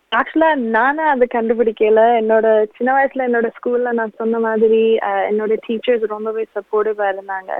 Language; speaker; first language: Tamil; early bilingual, heritage; Tamil